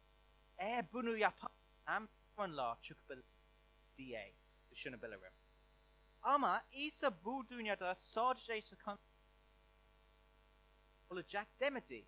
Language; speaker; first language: Turkish; non-native, learner; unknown